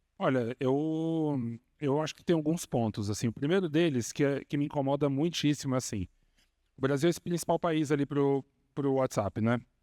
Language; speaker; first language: Portuguese; native; Portuguese